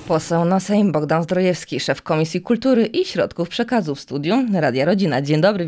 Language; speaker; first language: Polish; native; Polish